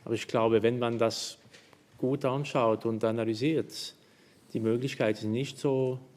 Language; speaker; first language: German; non-native, local second language; French